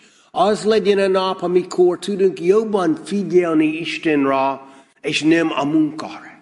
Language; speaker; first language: Hungarian; non-native, fluent; English